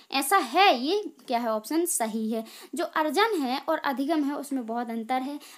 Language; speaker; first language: Hindi; native; Hindi